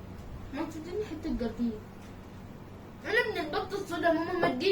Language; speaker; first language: Arabic; native; Arabic